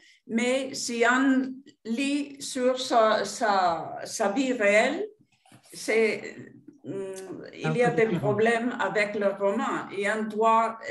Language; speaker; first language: French; non-native, fluent; Spanish